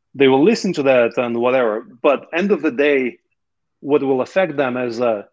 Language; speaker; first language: English; non-native, fluent; Russian